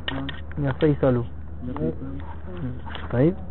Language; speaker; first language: Arabic; non-native, fluent; French